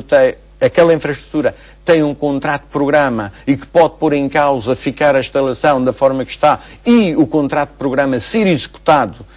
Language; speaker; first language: Portuguese; native; Portuguese